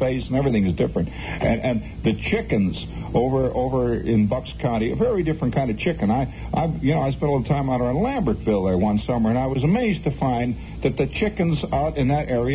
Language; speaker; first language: English; native; English